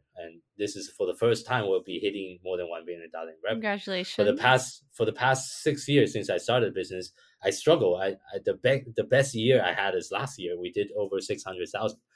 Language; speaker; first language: English; non-native, fluent; Chinese